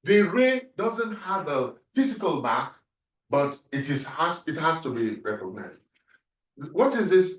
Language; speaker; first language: English; non-native, local second language; Yoruba